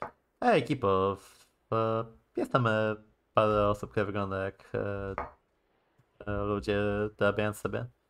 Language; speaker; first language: Polish; native; Polish